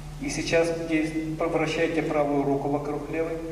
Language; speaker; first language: Russian; native; Russian